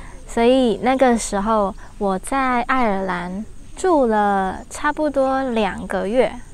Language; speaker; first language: Chinese; non-native, learner; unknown